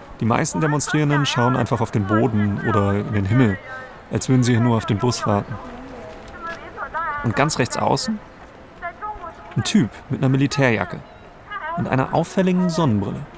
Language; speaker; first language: German; native; German